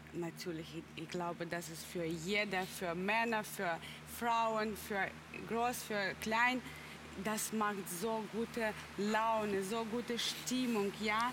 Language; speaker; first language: German; non-native, learner; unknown